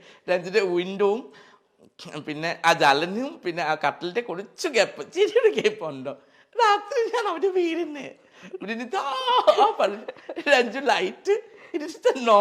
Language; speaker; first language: Malayalam; non-native, fluent; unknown